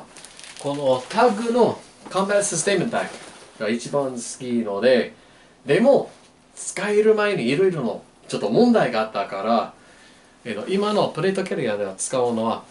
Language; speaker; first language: Japanese; non-native, learner; English